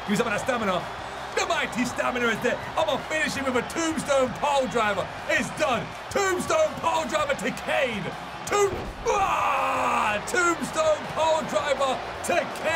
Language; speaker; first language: English; native; English